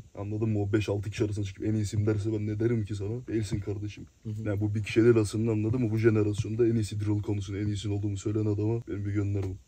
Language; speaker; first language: Turkish; early bilingual, heritage; Turkish